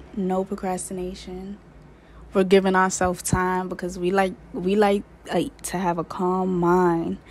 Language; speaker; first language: English; native; English